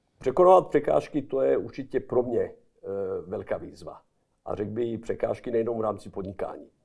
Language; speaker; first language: Czech; non-native, fluent; Serbian